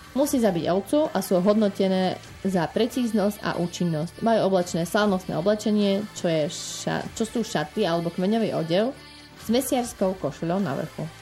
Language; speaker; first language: Slovak; native; Slovak